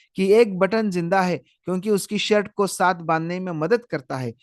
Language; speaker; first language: Hindi; non-native, local second language; Marathi